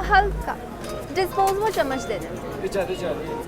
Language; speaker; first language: Hindi; non-native, fluent; Chinese